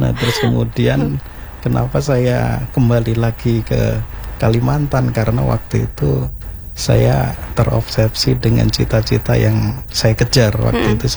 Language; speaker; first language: Indonesian; non-native, local second language; Javanese